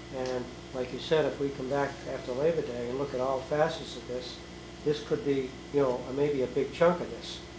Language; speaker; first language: English; native; English